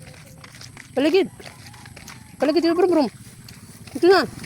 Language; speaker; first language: Filipino; non-native, local second language; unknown